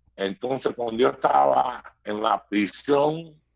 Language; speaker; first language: Spanish; early bilingual, heritage; Spanish